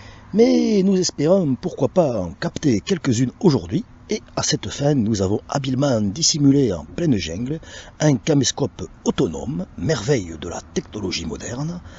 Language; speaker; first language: French; native; French